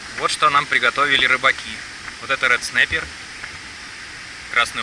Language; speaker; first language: Russian; native; Russian